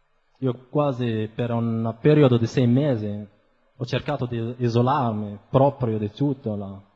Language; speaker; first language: Italian; non-native, fluent; Arabic